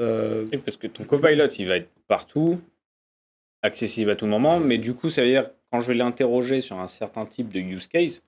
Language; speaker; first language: French; native; French